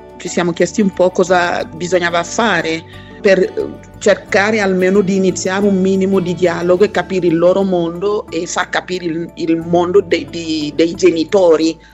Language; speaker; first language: Italian; non-native, fluent; Wolof